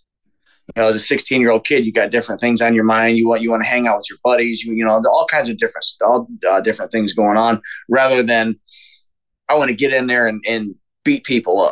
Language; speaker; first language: English; native; English